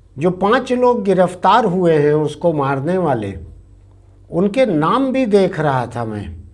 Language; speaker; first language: Hindi; native; Hindi